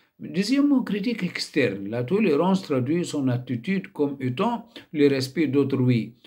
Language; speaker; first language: French; non-native, local second language; Arabic